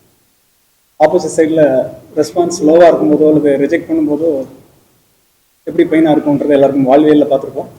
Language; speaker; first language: Tamil; native; Tamil